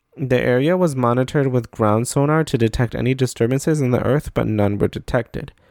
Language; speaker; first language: English; native; English